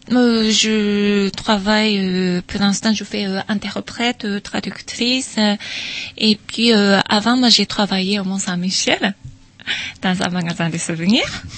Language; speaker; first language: French; non-native, learner; Japanese